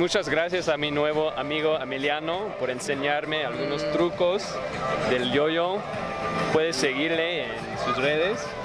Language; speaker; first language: Spanish; non-native, fluent; English